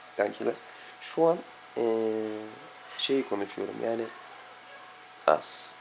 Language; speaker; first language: Turkish; native; Turkish